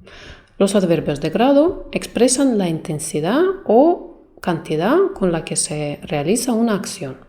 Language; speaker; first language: Spanish; non-native, fluent; Russian